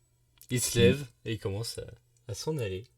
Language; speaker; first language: French; native; French